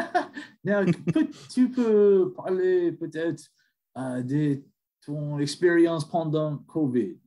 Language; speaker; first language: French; non-native, learner; English